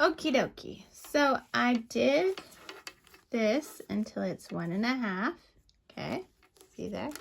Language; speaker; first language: English; native; English